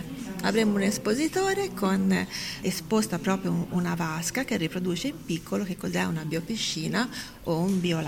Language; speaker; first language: Italian; native; Italian